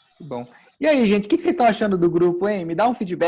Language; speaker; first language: Portuguese; native; Portuguese